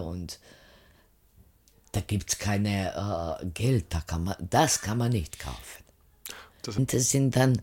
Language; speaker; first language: German; non-native, fluent; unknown